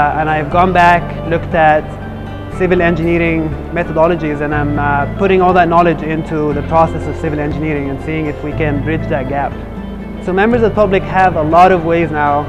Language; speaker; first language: English; non-native, fluent; Arabic